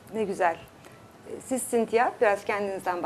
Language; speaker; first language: Turkish; native; Turkish